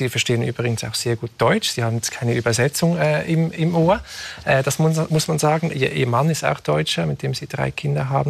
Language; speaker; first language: German; native; German